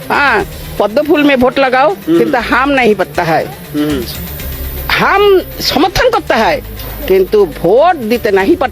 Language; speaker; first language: Hindi; non-native, local second language; Bangla